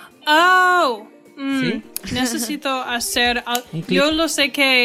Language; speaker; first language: Spanish; non-native, learner; English